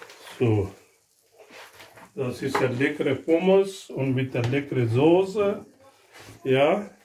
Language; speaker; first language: German; non-native, learner; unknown